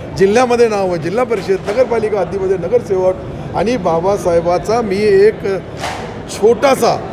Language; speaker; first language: Marathi; non-native, local second language; Urdu